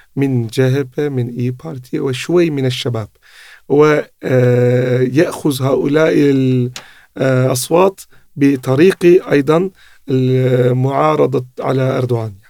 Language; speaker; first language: Arabic; non-native, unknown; Turkish